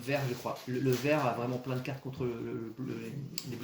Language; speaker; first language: French; native; French